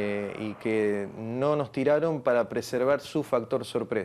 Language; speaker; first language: Spanish; native; Spanish